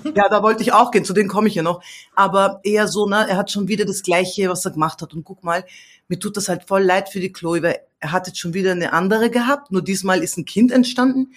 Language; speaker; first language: German; early bilingual, other home language; Central Kurdish